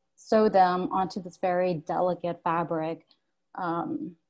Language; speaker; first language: English; native; English